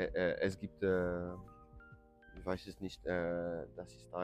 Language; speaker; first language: German; non-native, learner; French